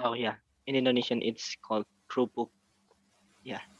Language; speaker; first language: English; non-native, learner; Indonesian